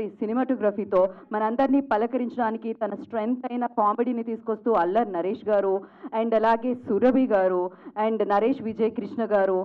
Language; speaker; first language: Telugu; native; Telugu